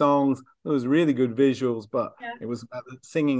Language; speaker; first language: English; native; English